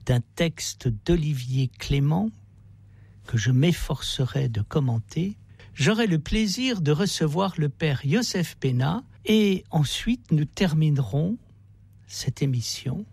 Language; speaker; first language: French; native; French